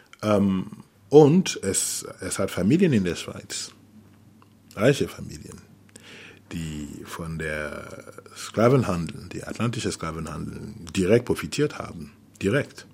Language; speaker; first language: German; non-native, fluent; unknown